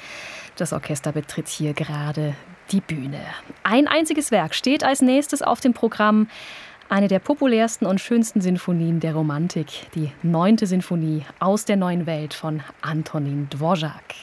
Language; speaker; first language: German; native; German